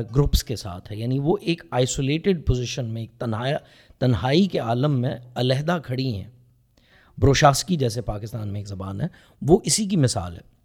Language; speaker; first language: Urdu; non-native, local second language; Pahari-Potwari